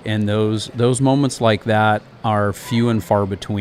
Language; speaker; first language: English; native; English